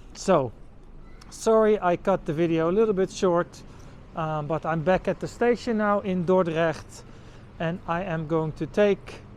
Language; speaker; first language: English; non-native, fluent; Dutch